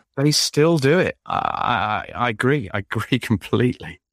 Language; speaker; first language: English; native; English